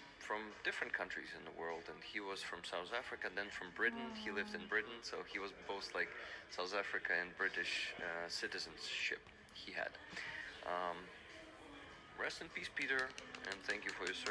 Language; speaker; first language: English; non-native, fluent; Ukrainian